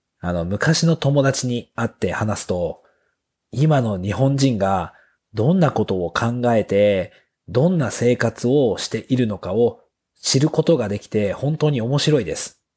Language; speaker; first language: Japanese; native; Japanese